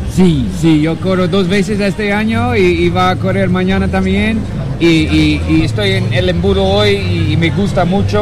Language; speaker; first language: Spanish; non-native, learner; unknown